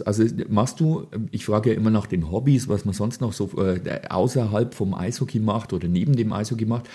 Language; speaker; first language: German; native; German